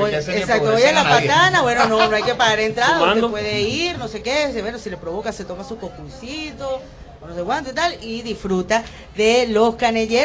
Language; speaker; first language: Spanish; native; Spanish